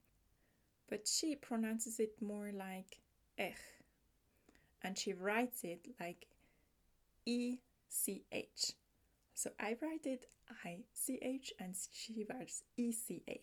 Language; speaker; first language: English; non-native, fluent; German